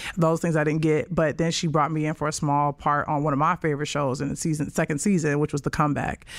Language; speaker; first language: English; native; English